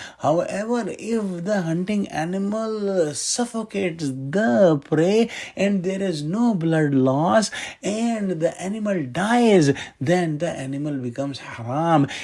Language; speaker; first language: English; non-native, local second language; Urdu